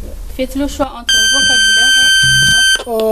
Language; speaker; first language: French; non-native, local second language; Comorian